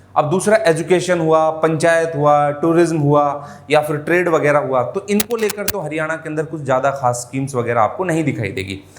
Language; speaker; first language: Hindi; native; Hindi